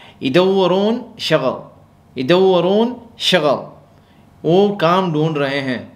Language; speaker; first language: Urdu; non-native, local second language; Pashto